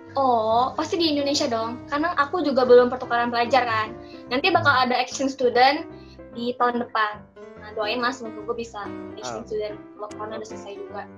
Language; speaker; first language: Indonesian; native; Indonesian